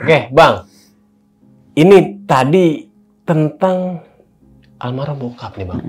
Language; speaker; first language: Indonesian; native; Indonesian